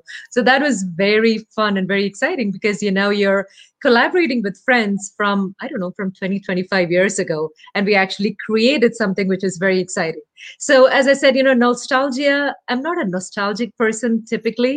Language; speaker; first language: English; non-native, local second language; Malayalam